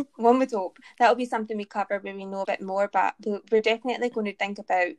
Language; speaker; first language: English; native; English